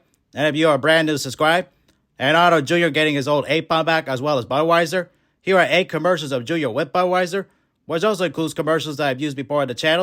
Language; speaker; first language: English; native; English